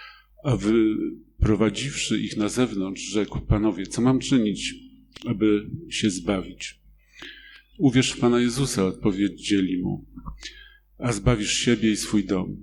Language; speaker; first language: Polish; native; Polish